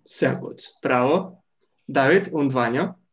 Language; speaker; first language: German; non-native, fluent; Serbian